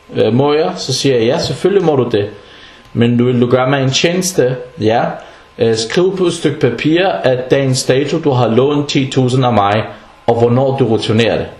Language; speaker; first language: Danish; early bilingual, other home language; Arabic